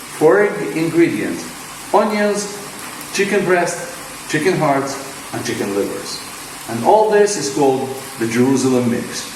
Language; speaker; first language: English; non-native, fluent; Hebrew